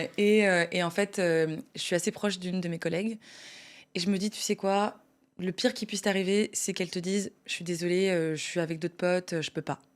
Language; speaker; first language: French; native; French